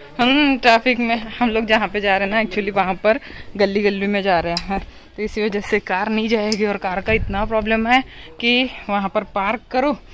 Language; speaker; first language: Hindi; native; Hindi